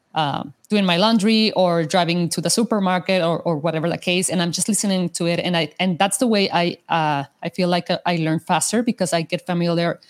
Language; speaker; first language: English; non-native, fluent; Spanish